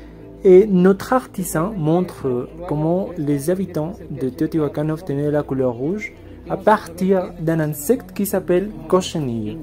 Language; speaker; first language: French; non-native, fluent; Spanish